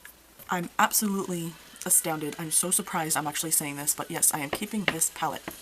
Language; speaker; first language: English; native; English